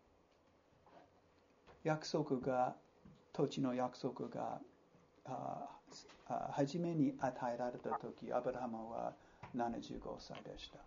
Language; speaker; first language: Japanese; non-native, fluent; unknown